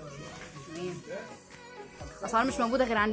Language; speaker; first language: Arabic; native; Arabic